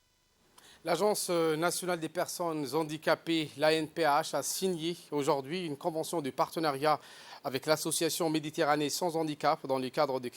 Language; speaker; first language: French; native; French